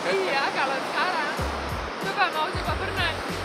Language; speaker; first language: Indonesian; non-native, fluent; Romanian